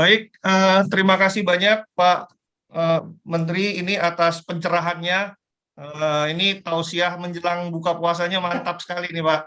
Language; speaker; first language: Indonesian; native; Indonesian